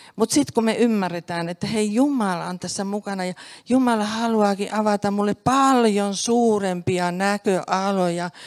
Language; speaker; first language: Finnish; native; Finnish